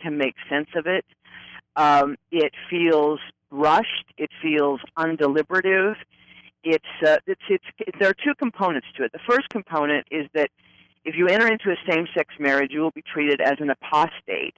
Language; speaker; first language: English; native; English